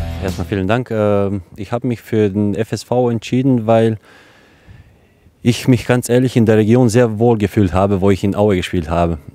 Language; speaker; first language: German; non-native, fluent; Croatian